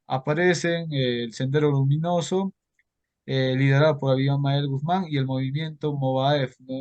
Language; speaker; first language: Spanish; native; Spanish